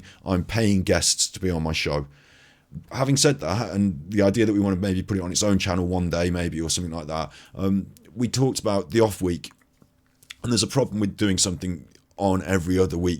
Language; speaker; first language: English; native; English